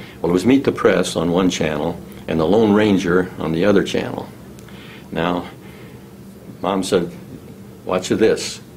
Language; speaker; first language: English; native; English